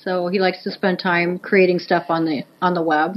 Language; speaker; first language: English; native; English